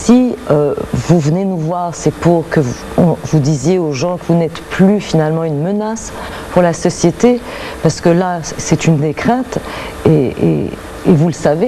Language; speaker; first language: French; native; French